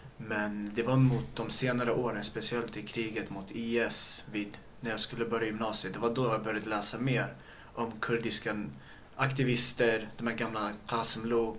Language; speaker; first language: Swedish; early bilingual, other home language; Kurdish